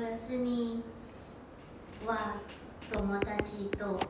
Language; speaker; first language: Japanese; non-native, learner; English